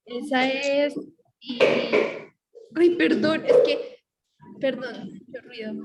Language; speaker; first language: Spanish; native; Spanish